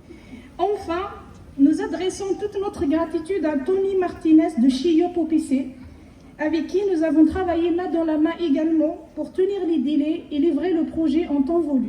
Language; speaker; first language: French; native; French